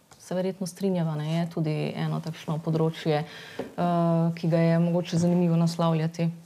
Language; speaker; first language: Slovenian; native; Slovenian